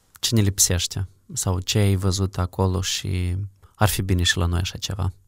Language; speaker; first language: Romanian; native; Romanian